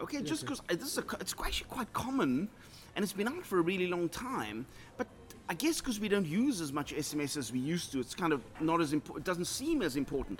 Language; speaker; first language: English; native; English